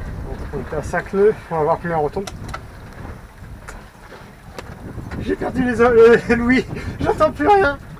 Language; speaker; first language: French; native; French